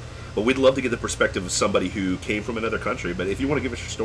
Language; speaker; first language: English; native; English